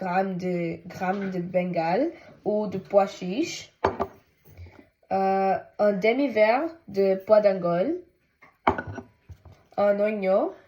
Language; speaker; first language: French; non-native, learner; Tamil